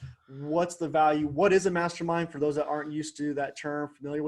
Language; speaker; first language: English; native; English